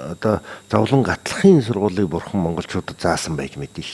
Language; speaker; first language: Mongolian; native; Mongolian